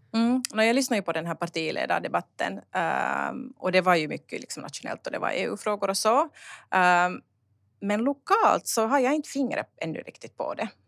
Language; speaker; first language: Swedish; native; Swedish